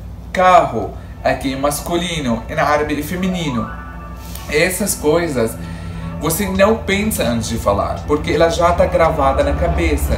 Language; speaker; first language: Portuguese; non-native, fluent; Arabic